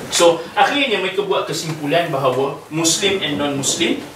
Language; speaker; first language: English; non-native, local second language; Malay